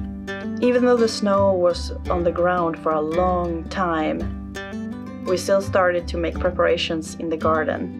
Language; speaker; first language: English; non-native, fluent; Swedish